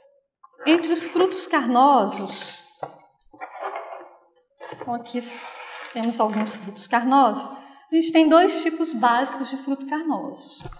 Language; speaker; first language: Portuguese; native; Portuguese